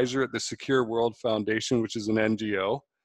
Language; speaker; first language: English; native; English